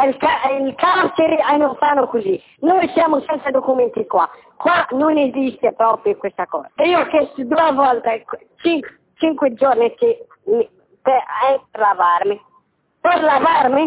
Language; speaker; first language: Italian; non-native, learner; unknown